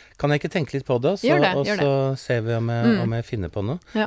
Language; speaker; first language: Norwegian; native; Norwegian